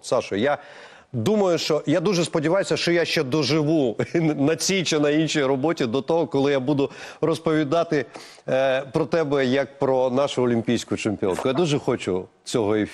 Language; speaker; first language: Ukrainian; native; Ukrainian